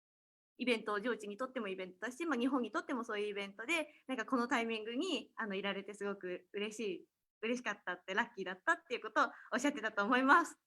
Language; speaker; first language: Japanese; native; Japanese